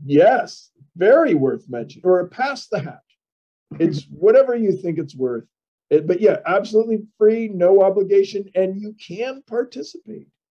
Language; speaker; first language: English; native; English